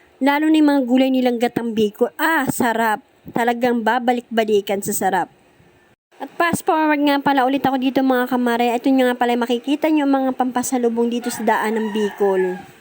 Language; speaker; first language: Filipino; native; Filipino